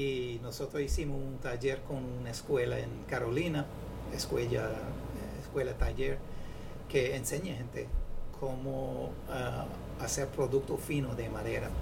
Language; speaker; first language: Spanish; non-native, fluent; English